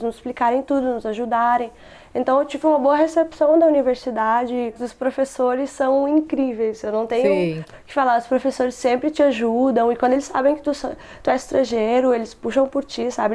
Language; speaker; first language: Portuguese; non-native, local second language; Kabuverdianu